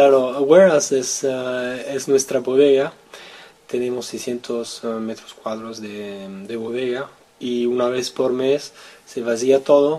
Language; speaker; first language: Spanish; non-native, fluent; French